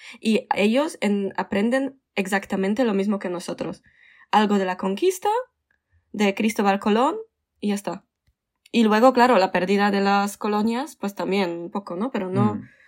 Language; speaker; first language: Spanish; non-native, fluent; Polish